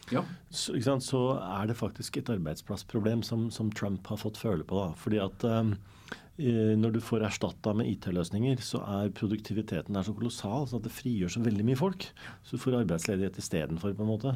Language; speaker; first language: Norwegian; native; Norwegian